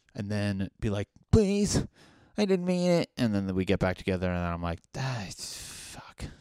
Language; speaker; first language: English; native; English